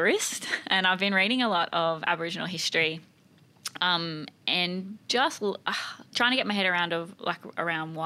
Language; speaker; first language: English; native; English